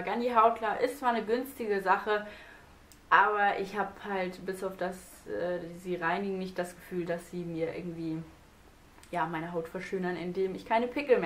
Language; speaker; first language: German; native; German